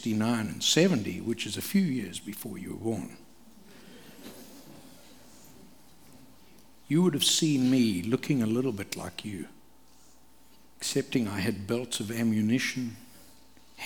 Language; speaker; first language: English; native; English